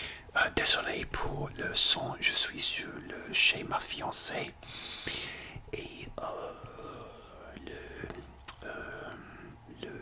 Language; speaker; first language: French; non-native, learner; English